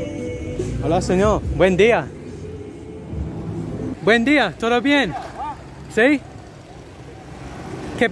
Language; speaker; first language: Spanish; non-native, learner; English